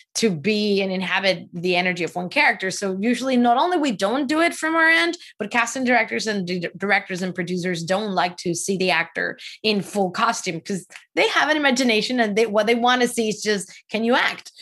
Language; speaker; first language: English; non-native, fluent; Spanish